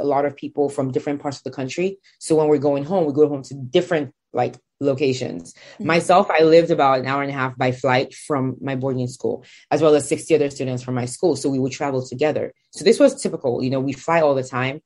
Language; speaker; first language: English; non-native, local second language; Igbo